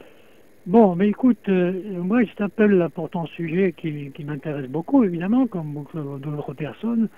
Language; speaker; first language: French; native; French